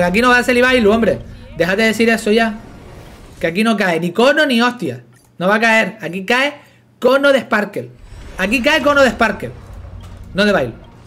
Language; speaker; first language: Spanish; native; Spanish